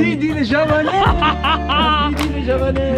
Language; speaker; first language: French; non-native, fluent; Javanese